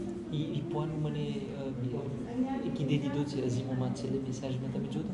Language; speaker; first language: French; non-native, local second language; Gujarati